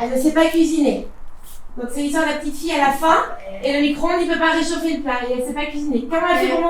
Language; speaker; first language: French; native; French